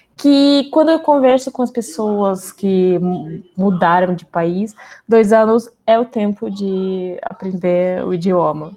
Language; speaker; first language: Portuguese; non-native, fluent; Russian